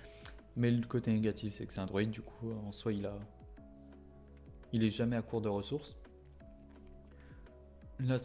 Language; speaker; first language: French; native; French